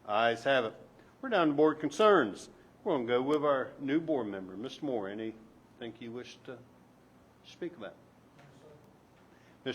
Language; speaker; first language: English; native; English